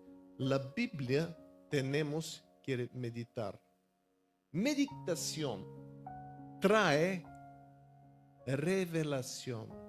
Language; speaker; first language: Spanish; non-native, fluent; Bulgarian